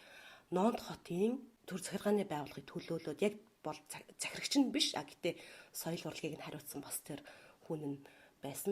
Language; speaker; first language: Mongolian; native; Mongolian